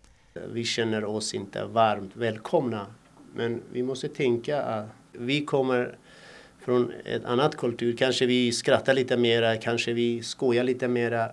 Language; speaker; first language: Swedish; non-native, fluent; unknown